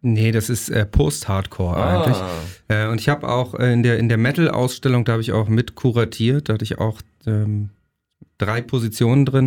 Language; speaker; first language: German; native; German